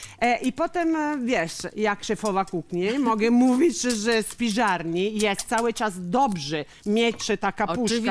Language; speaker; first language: Polish; non-native, learner; Italian